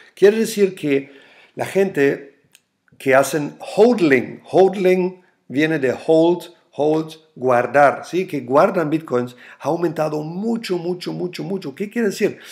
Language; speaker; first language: Spanish; non-native, fluent; German